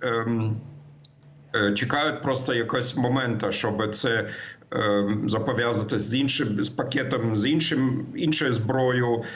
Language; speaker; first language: Ukrainian; non-native, fluent; German